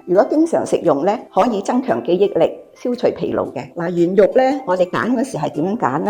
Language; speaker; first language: Cantonese; native; Cantonese